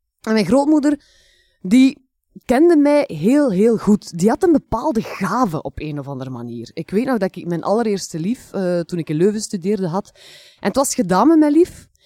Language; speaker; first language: Dutch; native; Dutch